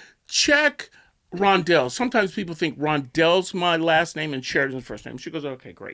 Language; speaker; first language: English; native; English